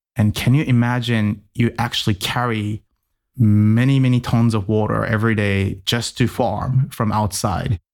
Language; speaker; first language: English; non-native, fluent; Japanese